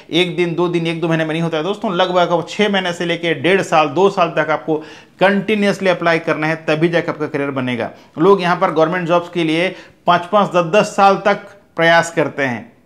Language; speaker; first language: Hindi; native; Hindi